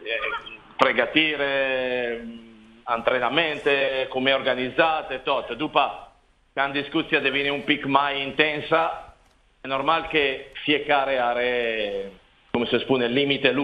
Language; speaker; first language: Romanian; non-native, learner; Italian